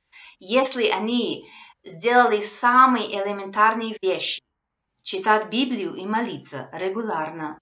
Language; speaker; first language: Russian; non-native, fluent; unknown